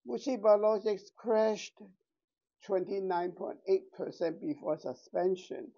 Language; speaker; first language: English; non-native, local second language; Chinese